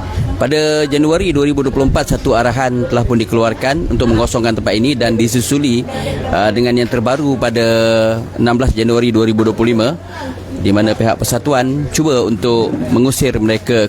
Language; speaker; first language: Malay; native; Malay